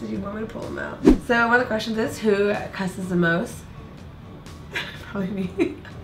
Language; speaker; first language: English; native; English